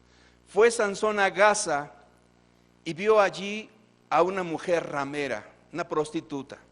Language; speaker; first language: Spanish; native; Spanish